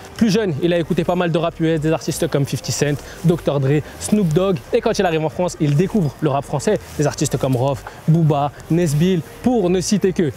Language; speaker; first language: French; native; French